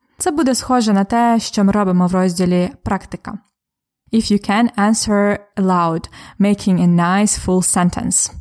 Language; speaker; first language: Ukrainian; native; Ukrainian